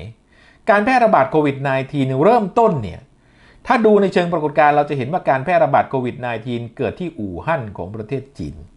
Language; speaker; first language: Thai; native; Thai